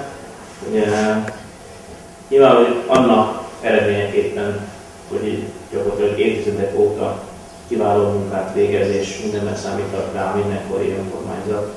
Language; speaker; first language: Hungarian; native; Hungarian